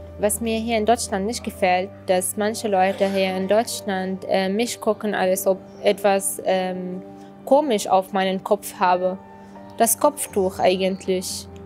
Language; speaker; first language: German; non-native, learner; Arabic